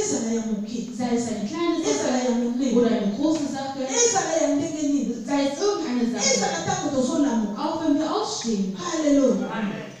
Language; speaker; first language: German; non-native, fluent; Lingala